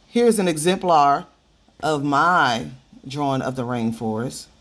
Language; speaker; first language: English; native; English